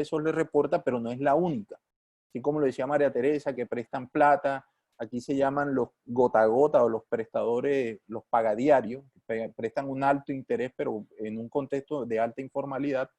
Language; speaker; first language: Spanish; native; Spanish